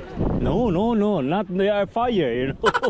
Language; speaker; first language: English; non-native, learner; Filipino